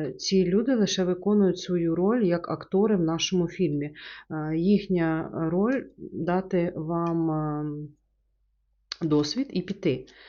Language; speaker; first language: Ukrainian; non-native, local second language; Russian